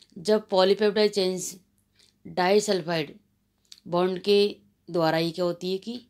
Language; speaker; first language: Hindi; native; Hindi